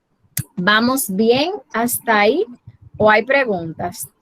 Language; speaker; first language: Spanish; native; Spanish